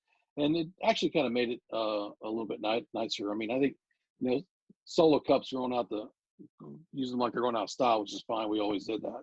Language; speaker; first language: English; native; English